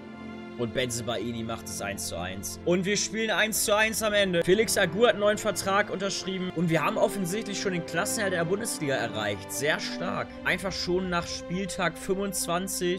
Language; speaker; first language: German; native; German